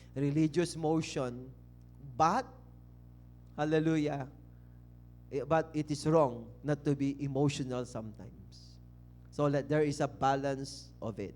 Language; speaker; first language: English; non-native, local second language; Filipino